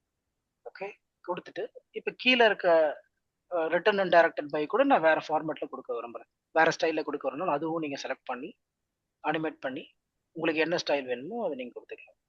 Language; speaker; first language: Tamil; native; Tamil